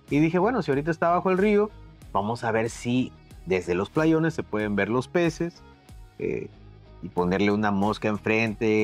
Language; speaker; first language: Spanish; native; Spanish